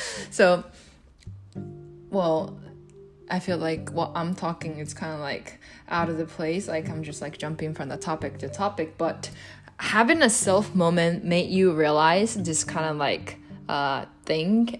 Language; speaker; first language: English; non-native, fluent; Japanese